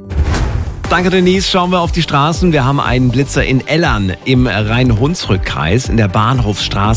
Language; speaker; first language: German; native; German